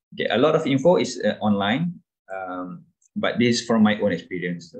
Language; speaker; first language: English; non-native, local second language; Malay